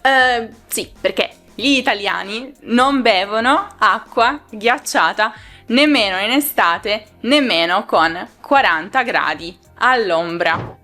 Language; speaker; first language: Italian; native; Italian